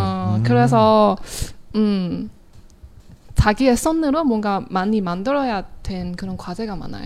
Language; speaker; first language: Korean; non-native, fluent; Chinese